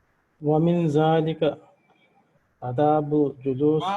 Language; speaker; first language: Arabic; non-native, learner; Divehi